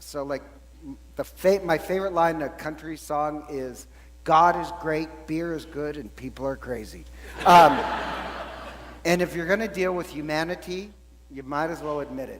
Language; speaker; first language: English; native; English